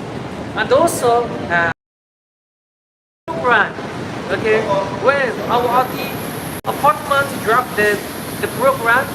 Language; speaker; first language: English; non-native, learner; Chinese